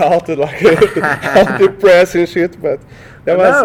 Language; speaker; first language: English; non-native, learner; Portuguese